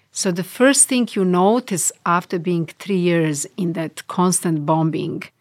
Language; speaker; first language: English; non-native, fluent; Bosnian